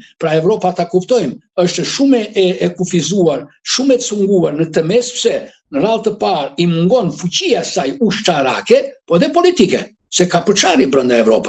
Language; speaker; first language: Albanian; native; Albanian